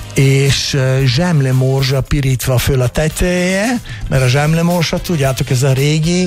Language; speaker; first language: Hungarian; non-native, learner; Italian